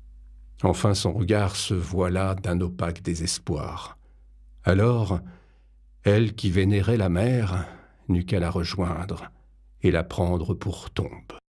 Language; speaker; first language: French; native; French